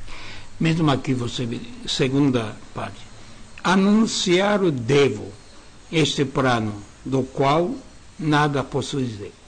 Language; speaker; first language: Portuguese; non-native, learner; Japanese